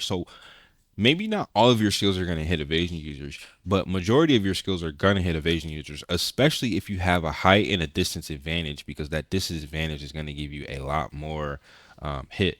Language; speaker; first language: English; native; English